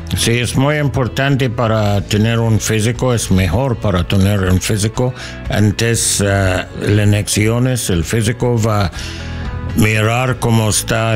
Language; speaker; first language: Spanish; non-native, learner; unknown